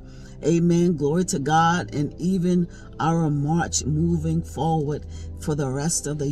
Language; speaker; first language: English; native; English